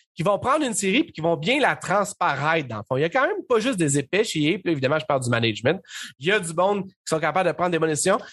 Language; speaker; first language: French; native; French